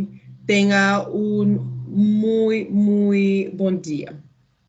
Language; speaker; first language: Portuguese; non-native, learner; Spanish